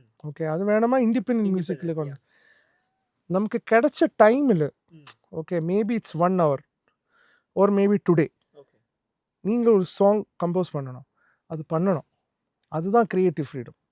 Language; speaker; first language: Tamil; non-native, learner; Malayalam